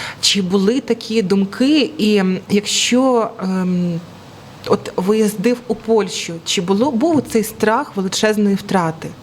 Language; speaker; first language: Ukrainian; native; Ukrainian